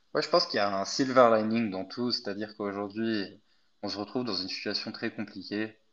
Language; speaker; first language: French; non-native, fluent; Arabic